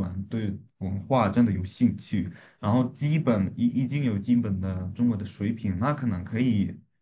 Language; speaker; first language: Chinese; non-native, fluent; Russian